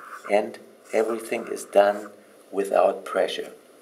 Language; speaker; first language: English; non-native, fluent; German